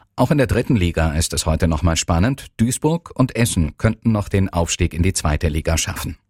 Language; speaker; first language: German; native; German